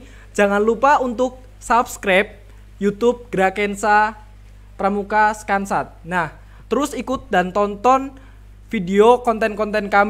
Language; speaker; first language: Indonesian; native; Indonesian